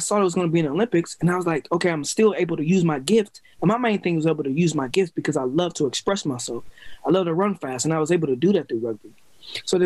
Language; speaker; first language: English; native; English